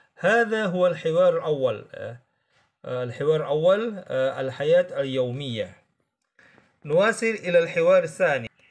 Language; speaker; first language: Arabic; non-native, fluent; Indonesian